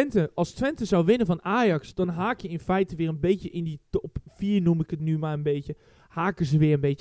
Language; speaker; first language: Dutch; native; Dutch